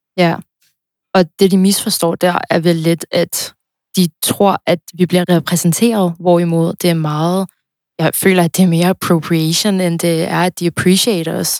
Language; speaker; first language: Danish; early bilingual, other home language; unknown